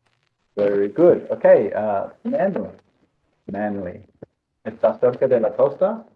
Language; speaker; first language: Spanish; non-native, fluent; English